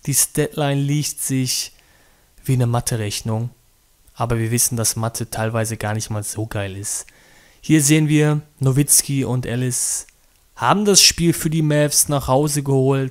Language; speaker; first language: German; native; German